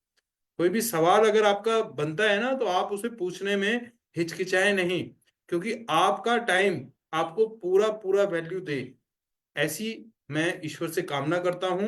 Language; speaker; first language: Hindi; native; Hindi